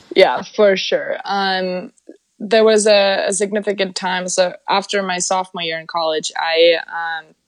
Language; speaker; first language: English; non-native, fluent; German